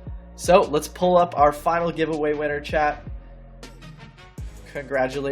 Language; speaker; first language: English; native; English